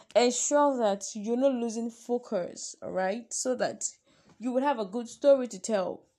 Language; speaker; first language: English; non-native, local second language; Yoruba